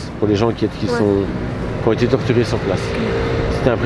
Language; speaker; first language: French; native; French